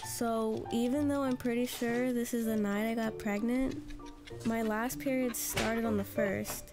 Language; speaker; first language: English; native; English